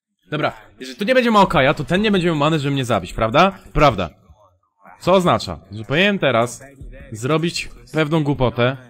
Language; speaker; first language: Polish; native; Polish